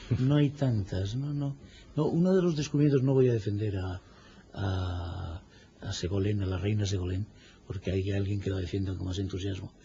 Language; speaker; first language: Spanish; native; Spanish